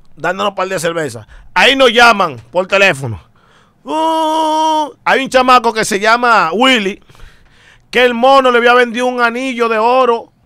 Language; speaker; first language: Spanish; native; Spanish